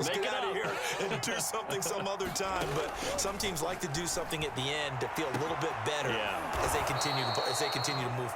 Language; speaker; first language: English; native; English